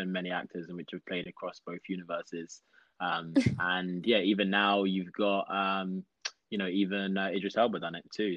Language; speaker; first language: English; native; English